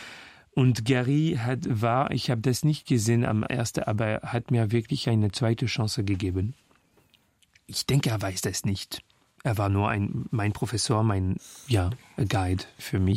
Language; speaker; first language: German; non-native, local second language; French